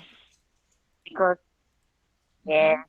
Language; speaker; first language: English; non-native, learner; Chinese